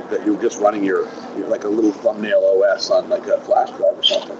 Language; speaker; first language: English; native; English